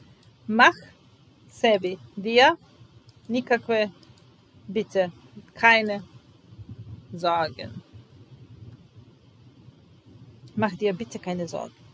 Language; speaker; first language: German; non-native, fluent; Serbian